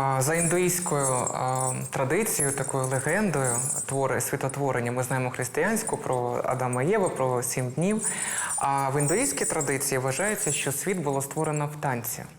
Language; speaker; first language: Ukrainian; non-native, fluent; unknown